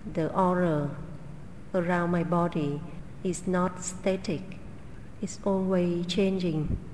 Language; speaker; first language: English; non-native, learner; Vietnamese